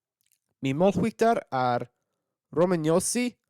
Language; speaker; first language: Swedish; non-native, learner; English